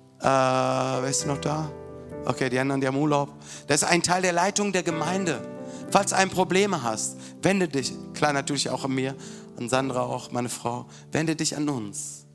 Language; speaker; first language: German; non-native, fluent; Italian